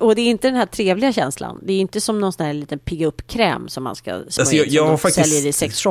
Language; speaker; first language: Swedish; native; Swedish